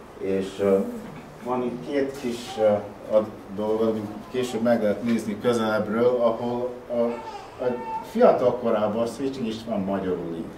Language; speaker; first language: Hungarian; early bilingual, heritage; Hungarian